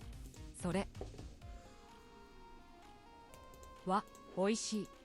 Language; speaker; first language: Japanese; non-native, learner; English